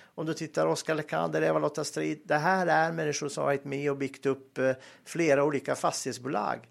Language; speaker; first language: Swedish; non-native, fluent; Serbian